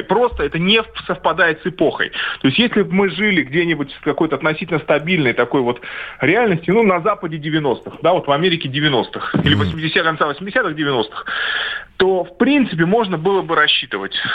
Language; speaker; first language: Russian; native; Russian